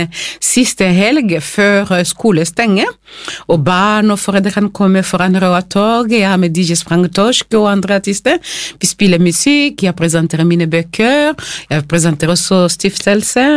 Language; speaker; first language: Norwegian; non-native, fluent; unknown